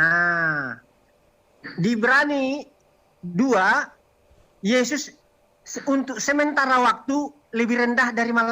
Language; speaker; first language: Indonesian; native; Indonesian